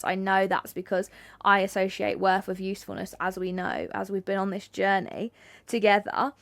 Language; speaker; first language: English; native; English